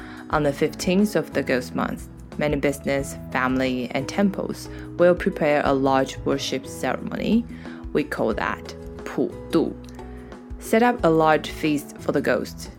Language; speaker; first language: English; non-native, fluent; Chinese